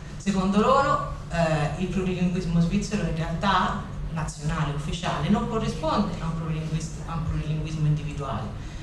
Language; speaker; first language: Italian; native; Italian